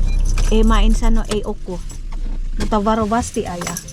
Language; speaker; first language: Finnish; non-native, learner; Filipino